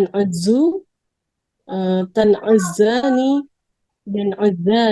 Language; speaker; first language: Arabic; non-native, learner; Indonesian